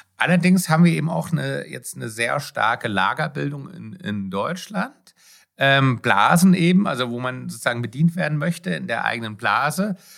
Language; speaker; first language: German; native; German